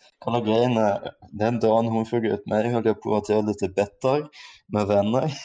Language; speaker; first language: Swedish; non-native, fluent; German